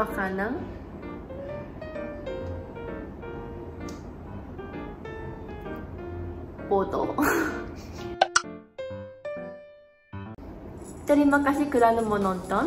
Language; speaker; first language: Malay; non-native, learner; Japanese